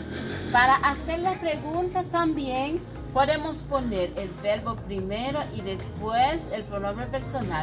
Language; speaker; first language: Spanish; non-native, fluent; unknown